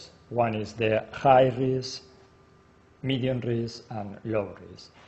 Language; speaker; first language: English; non-native, learner; Spanish